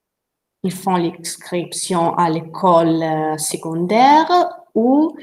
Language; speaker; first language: French; non-native, learner; Italian